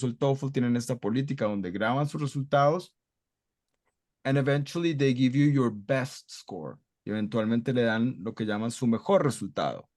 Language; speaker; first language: Spanish; non-native, fluent; English